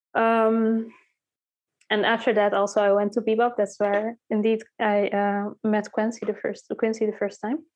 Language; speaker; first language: English; early bilingual, heritage; Dutch